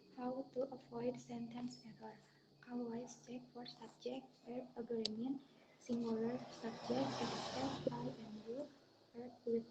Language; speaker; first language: English; non-native, learner; Indonesian